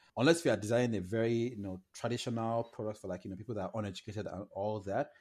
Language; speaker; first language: English; non-native, local second language; Yoruba